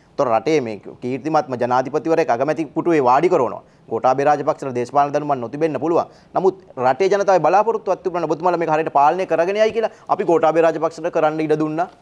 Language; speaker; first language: Sinhala; native; Sinhala